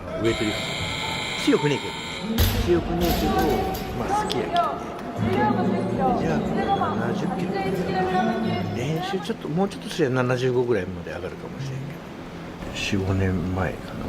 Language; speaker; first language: Japanese; native; Japanese